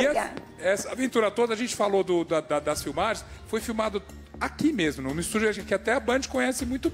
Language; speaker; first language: Portuguese; native; Portuguese